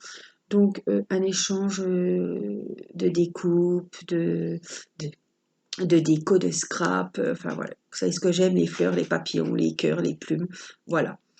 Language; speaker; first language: French; native; French